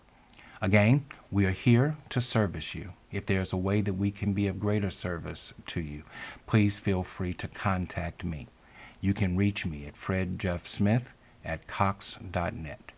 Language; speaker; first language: English; native; English